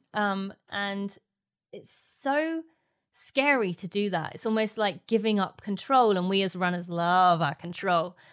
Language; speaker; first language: English; native; English